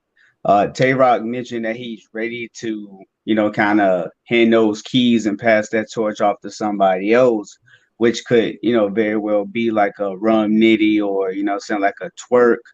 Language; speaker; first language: English; native; English